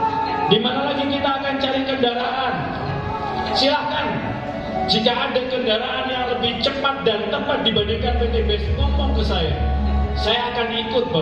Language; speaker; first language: Indonesian; native; Indonesian